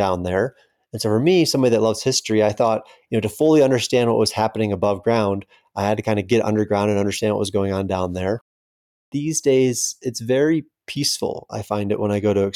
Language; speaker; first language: English; native; English